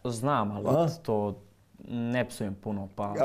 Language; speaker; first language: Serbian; early bilingual, heritage; Croatian